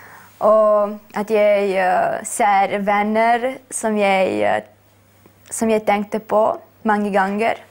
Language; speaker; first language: Norwegian; non-native, fluent; Serbian